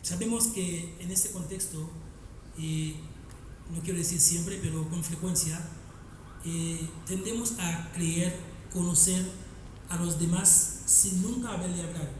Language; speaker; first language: Spanish; non-native, fluent; Haitian Creole